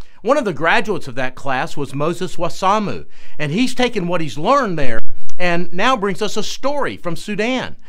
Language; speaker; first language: English; native; English